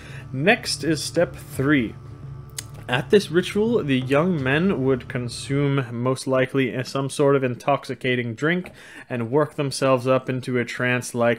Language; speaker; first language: English; non-native, fluent; Swedish